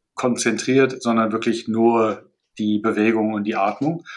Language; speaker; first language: German; non-native, fluent; Malay